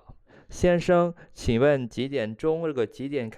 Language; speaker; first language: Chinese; non-native, fluent; Khmer